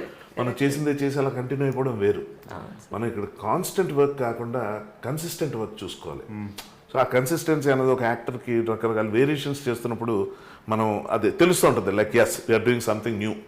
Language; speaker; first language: Telugu; native; Telugu